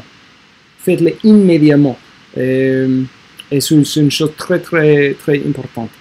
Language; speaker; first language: French; non-native, learner; English